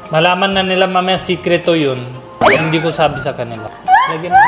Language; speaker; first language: Filipino; non-native, learner; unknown